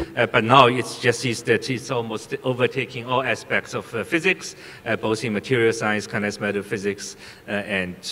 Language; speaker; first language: English; non-native, fluent; Chinese